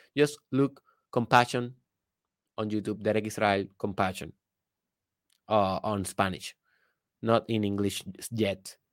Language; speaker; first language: English; non-native, fluent; Spanish